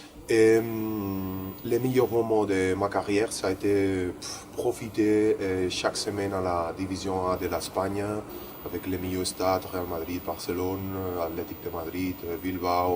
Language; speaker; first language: French; non-native, learner; Spanish